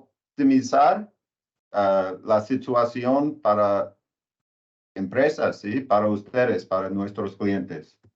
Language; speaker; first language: Spanish; non-native, learner; English